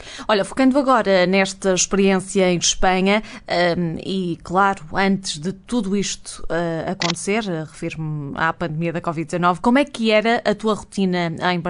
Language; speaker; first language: Portuguese; native; Portuguese